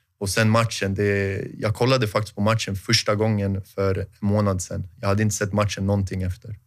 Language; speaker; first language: Swedish; native; Swedish